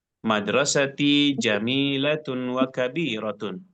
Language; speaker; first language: Arabic; non-native, fluent; Indonesian